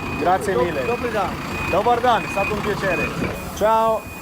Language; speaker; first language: Italian; non-native, fluent; English